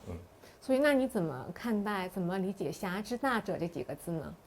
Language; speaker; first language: Chinese; native; Chinese